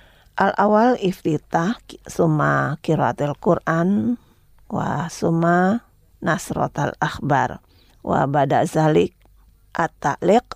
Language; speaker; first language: Arabic; non-native, fluent; Indonesian